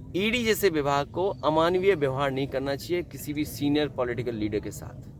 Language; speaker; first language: Hindi; native; Hindi